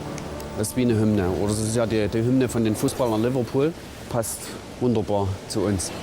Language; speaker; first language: German; native; German